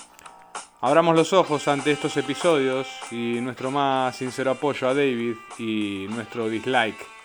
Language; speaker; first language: Spanish; native; Spanish